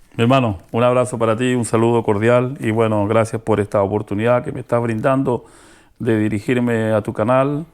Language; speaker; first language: Spanish; native; Spanish